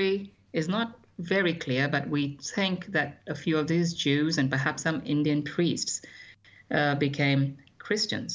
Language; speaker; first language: English; non-native, local second language; Malayalam